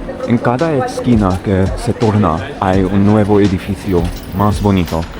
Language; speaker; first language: Spanish; non-native, learner; English